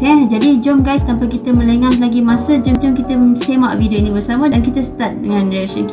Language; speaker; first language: Malay; native; Malay